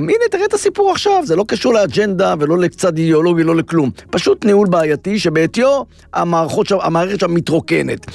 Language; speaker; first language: Hebrew; native; Hebrew